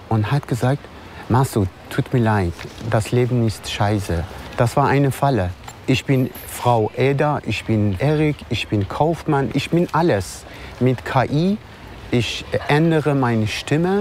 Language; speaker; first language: German; non-native, learner; Persian